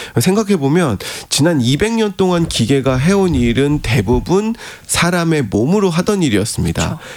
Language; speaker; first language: Korean; native; Korean